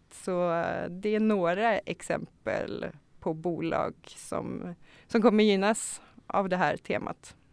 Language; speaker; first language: Swedish; native; Swedish